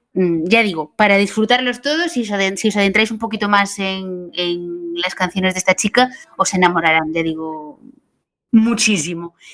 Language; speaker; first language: Spanish; native; Spanish